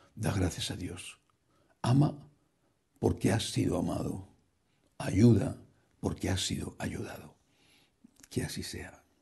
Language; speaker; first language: Spanish; native; Spanish